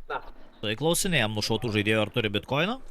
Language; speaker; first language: Lithuanian; native; Lithuanian